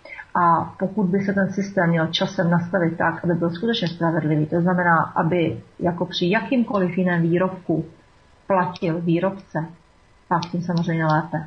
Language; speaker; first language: Czech; native; Czech